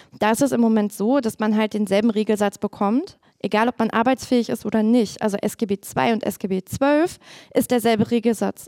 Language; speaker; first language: German; native; German